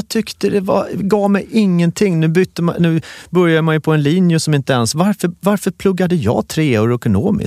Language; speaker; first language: Swedish; native; Swedish